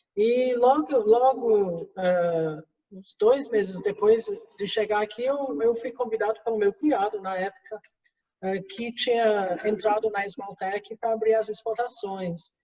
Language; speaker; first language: Portuguese; non-native, fluent; English